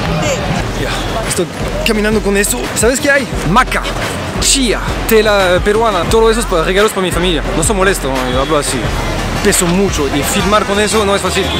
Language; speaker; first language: Spanish; non-native, learner; French